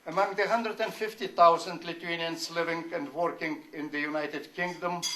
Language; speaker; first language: English; non-native, fluent; Lithuanian